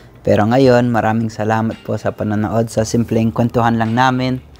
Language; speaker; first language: Filipino; non-native, fluent; English